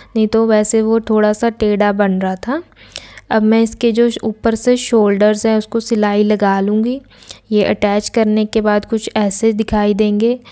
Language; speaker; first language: Hindi; non-native, local second language; Punjabi